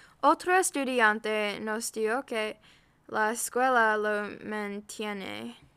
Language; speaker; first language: Spanish; non-native, learner; English